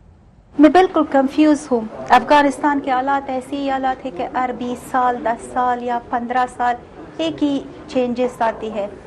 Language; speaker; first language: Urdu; non-native, learner; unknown